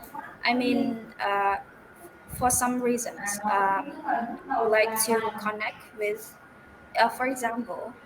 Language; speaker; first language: English; non-native, fluent; Vietnamese